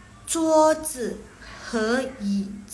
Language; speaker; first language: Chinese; non-native, local second language; Indonesian